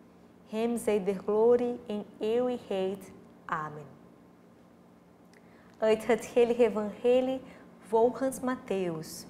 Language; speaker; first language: Dutch; non-native, fluent; Portuguese